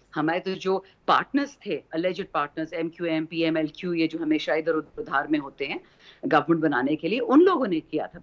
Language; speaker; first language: Urdu; non-native, local second language; Pashto